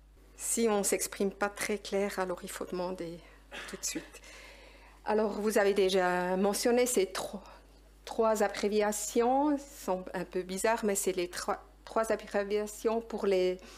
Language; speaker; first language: French; non-native, local second language; German